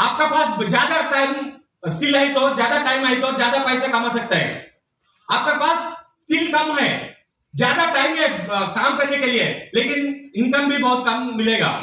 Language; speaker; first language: Hindi; non-native, local second language; Telugu